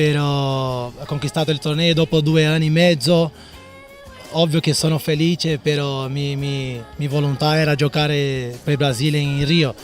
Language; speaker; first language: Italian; non-native, learner; Portuguese